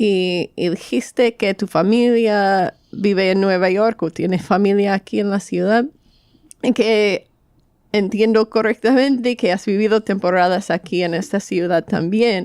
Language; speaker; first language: Spanish; non-native, fluent; English